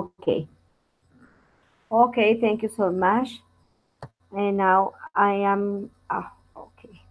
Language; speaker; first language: English; non-native, learner; Spanish